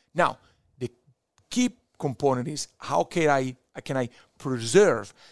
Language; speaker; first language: English; non-native, fluent; Italian